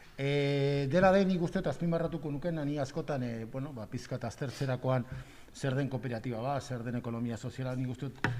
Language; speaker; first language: Basque; native; Basque